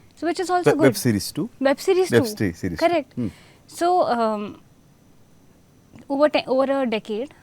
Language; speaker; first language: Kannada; non-native, fluent; Hindi